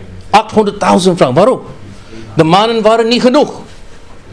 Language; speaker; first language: Dutch; non-native, fluent; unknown